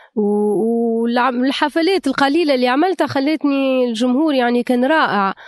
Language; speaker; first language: Arabic; native; Arabic